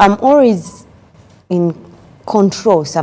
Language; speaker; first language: English; non-native, local second language; Ganda